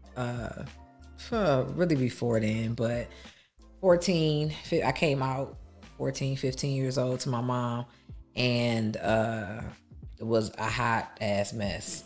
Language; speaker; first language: English; native; English